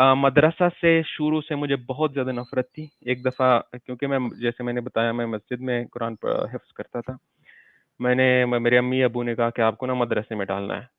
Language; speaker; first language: Urdu; non-native, local second language; Pashto